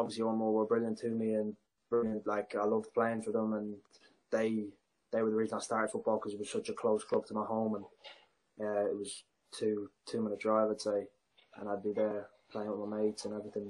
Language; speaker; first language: English; native; English